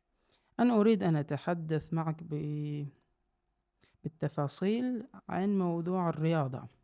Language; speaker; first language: Arabic; non-native, fluent; Uzbek